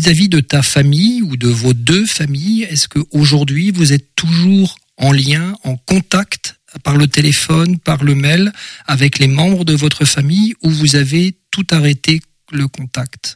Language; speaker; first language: French; native; French